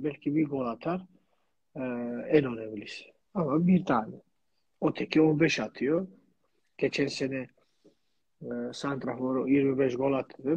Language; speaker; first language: Turkish; non-native, fluent; Georgian